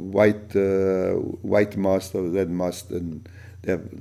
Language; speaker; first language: English; non-native, fluent; Italian